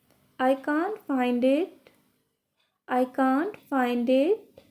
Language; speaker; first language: English; non-native, local second language; Hindi